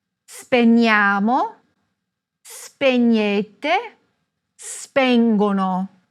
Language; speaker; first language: Italian; non-native, fluent; English